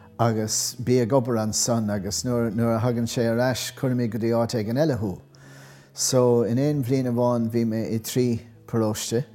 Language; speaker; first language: Irish; non-native, local second language; English